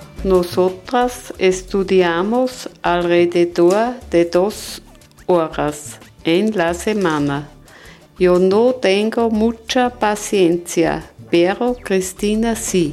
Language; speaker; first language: Spanish; non-native, learner; German